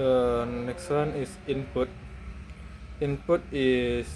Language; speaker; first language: English; non-native, learner; Indonesian